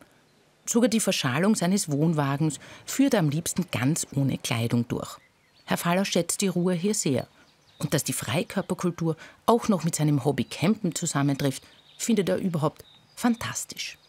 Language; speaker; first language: German; native; German